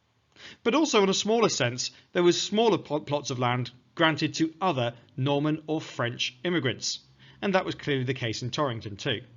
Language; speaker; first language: English; native; English